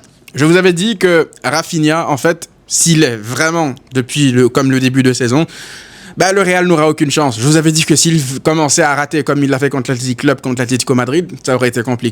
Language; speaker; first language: French; native; French